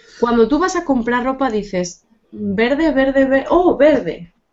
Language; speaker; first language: Spanish; native; Spanish